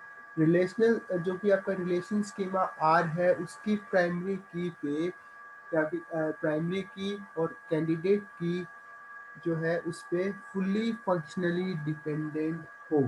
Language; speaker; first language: Hindi; native; Hindi